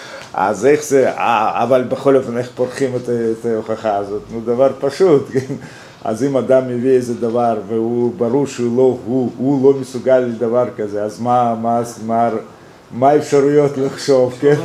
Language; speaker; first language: Hebrew; non-native, fluent; Russian